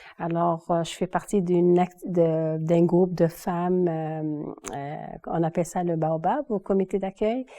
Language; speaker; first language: French; non-native, local second language; Kabyle